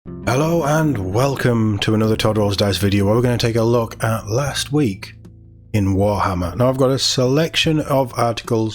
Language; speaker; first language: English; native; English